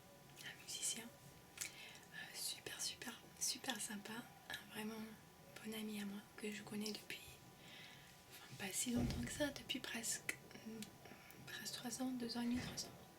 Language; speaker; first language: French; early bilingual, heritage; French